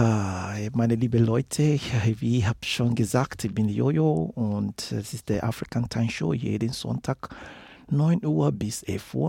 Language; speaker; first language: German; non-native, learner; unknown